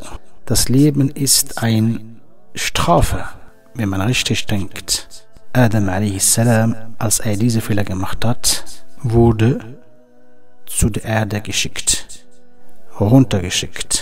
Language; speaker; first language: German; non-native, fluent; Arabic